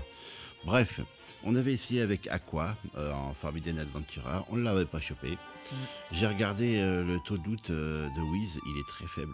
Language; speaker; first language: French; native; French